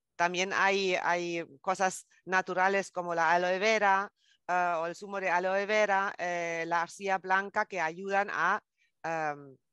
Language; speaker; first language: Spanish; non-native, fluent; German